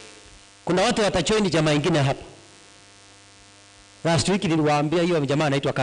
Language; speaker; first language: Swahili; non-native, local second language; Gusii